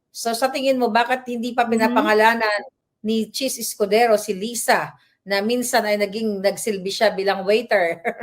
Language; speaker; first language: Filipino; native; Filipino